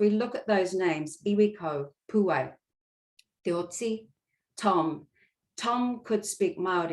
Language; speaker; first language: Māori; non-native, local second language; English